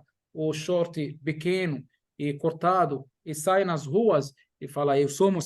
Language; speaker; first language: Portuguese; non-native, fluent; Arabic